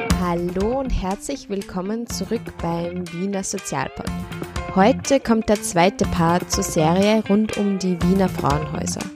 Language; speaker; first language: German; native; German